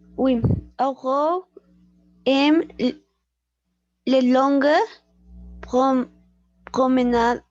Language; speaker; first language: French; non-native, learner; Spanish